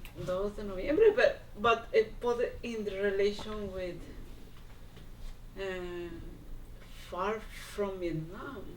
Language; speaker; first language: English; non-native, learner; Spanish